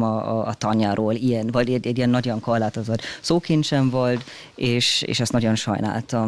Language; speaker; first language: Hungarian; early bilingual, heritage; German